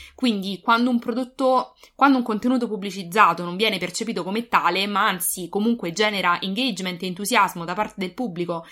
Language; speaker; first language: Italian; native; Italian